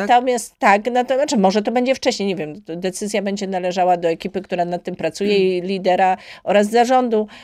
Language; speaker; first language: Polish; native; Polish